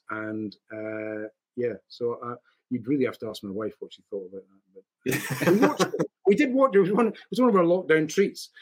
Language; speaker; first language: English; native; English